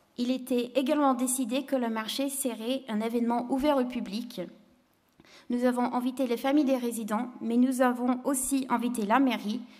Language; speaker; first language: French; non-native, fluent; English